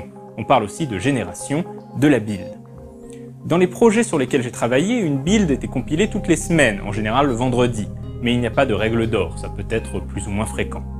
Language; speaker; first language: French; native; French